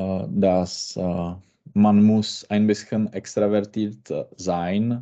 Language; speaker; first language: German; non-native, learner; Czech